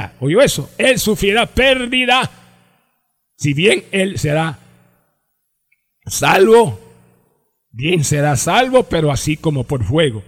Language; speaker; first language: Spanish; native; Spanish